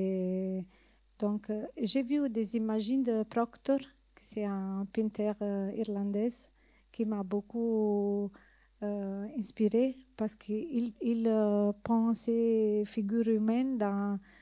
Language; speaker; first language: French; non-native, learner; Italian